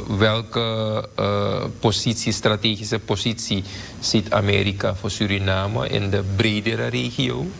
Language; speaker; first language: Dutch; native; Dutch